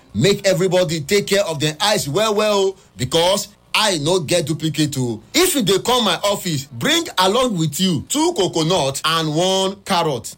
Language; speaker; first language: Nigerian Pidgin; native; Nigerian Pidgin